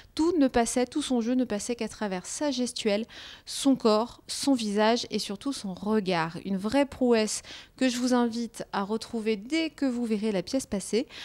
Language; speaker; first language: French; native; French